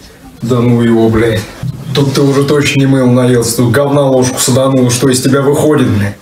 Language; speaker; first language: Russian; native; Russian